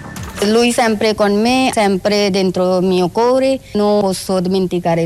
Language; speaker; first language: Italian; non-native, learner; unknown